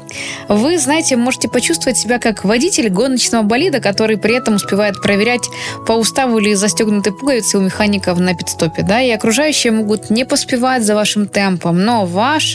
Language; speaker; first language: Russian; native; Russian